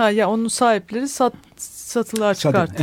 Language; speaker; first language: Turkish; native; Turkish